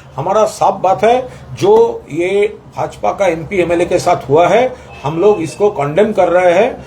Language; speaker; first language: Hindi; non-native, local second language; Bangla